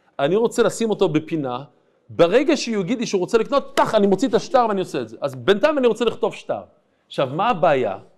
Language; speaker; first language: Hebrew; non-native, fluent; English